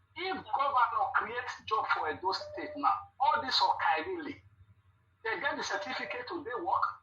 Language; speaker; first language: Nigerian Pidgin; non-native, local second language; Bini